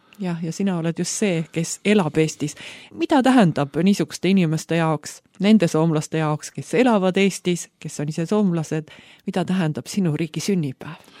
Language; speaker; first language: Estonian; native; Estonian